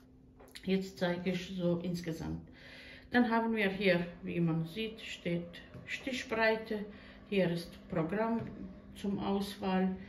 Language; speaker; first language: German; non-native, learner; Croatian